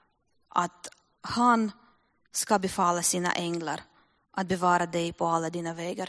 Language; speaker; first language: Swedish; non-native, fluent; Russian